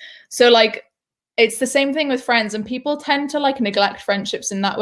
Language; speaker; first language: English; native; English